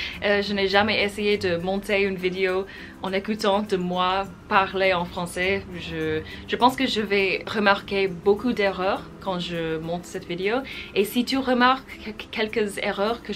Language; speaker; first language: French; non-native, fluent; English